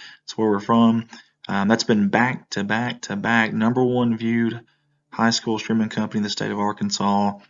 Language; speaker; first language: English; native; English